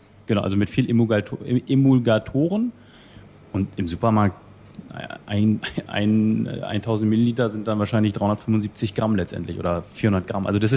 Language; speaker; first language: German; native; German